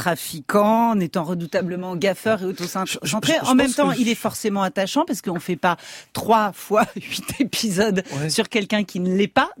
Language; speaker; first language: French; native; French